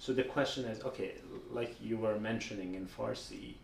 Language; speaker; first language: English; non-native, fluent; Persian